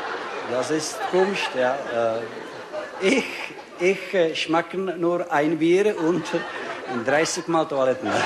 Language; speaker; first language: German; non-native, learner; Czech